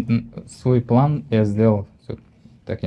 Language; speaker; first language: Russian; non-native, learner; Uzbek